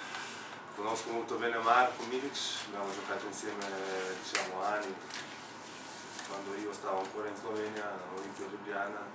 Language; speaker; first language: Italian; non-native, fluent; Slovenian